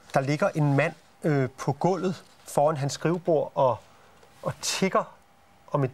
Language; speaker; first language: Danish; native; Danish